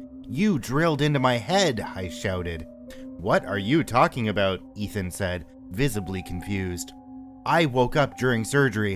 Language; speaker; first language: English; native; English